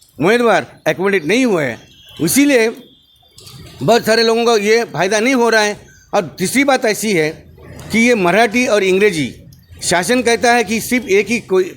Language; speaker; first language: Hindi; non-native, local second language; Marathi